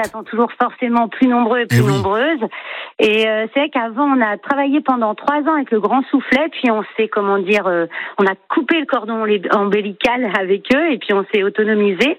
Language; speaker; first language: French; native; French